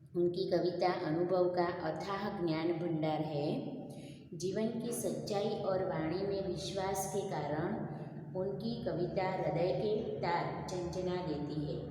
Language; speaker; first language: Hindi; non-native, local second language; Gujarati